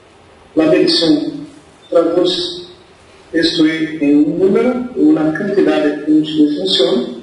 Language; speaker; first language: Spanish; non-native, fluent; Portuguese